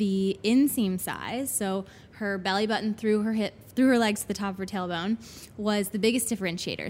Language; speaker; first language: English; native; English